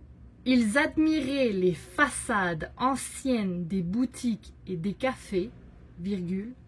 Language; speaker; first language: French; native; French